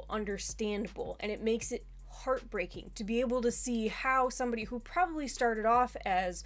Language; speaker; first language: English; native; English